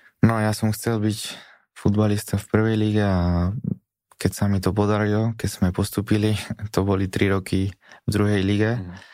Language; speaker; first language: Slovak; non-native, fluent; Spanish